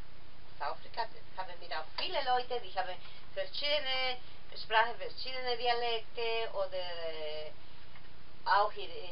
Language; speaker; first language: German; non-native, learner; Spanish